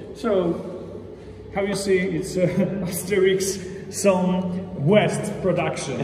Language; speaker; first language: English; non-native, learner; Polish